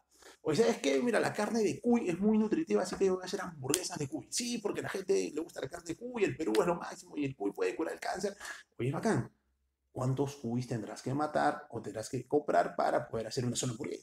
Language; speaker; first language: Spanish; native; Spanish